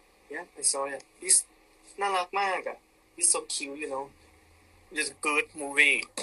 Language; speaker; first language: English; non-native, learner; Thai